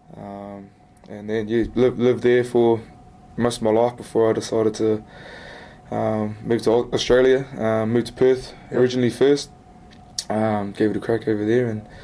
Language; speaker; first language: English; native; English